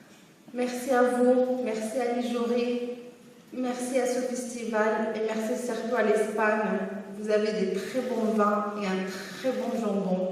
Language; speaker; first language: French; non-native, local second language; Arabic